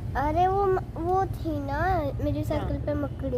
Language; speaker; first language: Hindi; native; Hindi